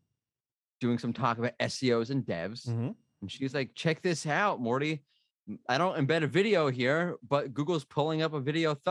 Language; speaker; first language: English; native; English